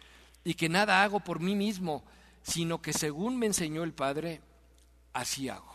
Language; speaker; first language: Spanish; native; Spanish